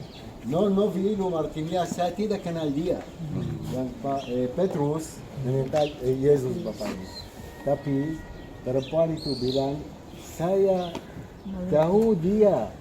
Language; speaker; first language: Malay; non-native, fluent; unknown